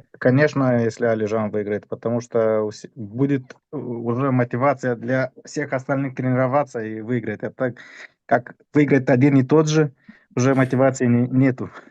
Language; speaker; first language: Russian; non-native, fluent; Romanian